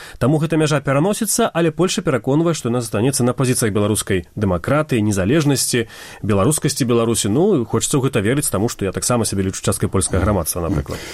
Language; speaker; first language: Belarusian; native; Belarusian